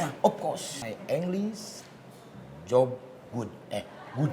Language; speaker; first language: English; non-native, learner; Indonesian